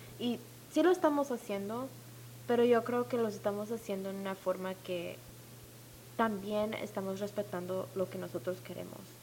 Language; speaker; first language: Spanish; early bilingual, heritage; Spanish